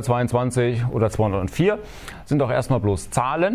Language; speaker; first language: German; native; German